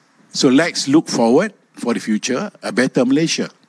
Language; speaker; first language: English; non-native, local second language; Malay